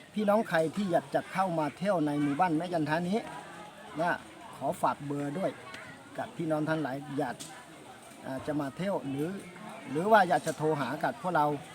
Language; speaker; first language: Thai; non-native, local second language; S'gaw Karen